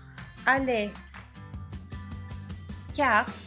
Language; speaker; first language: French; non-native, fluent; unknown